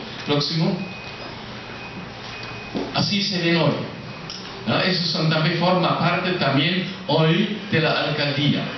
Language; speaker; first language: Spanish; non-native, fluent; German